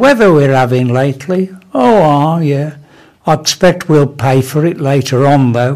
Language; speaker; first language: English; native; English